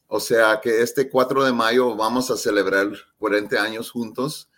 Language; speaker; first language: Spanish; early bilingual, heritage; Spanish